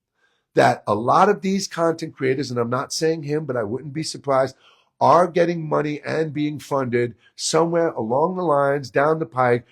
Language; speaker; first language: English; native; English